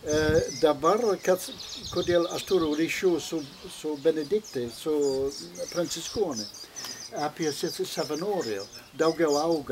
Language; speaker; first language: Lithuanian; non-native, learner; English